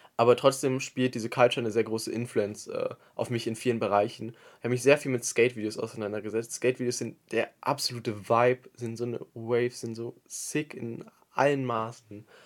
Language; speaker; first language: German; native; German